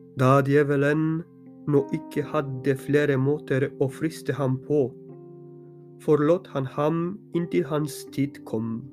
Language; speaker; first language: Norwegian; non-native, fluent; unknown